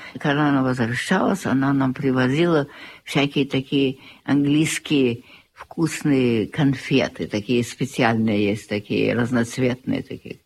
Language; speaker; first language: Russian; early bilingual, heritage; Russian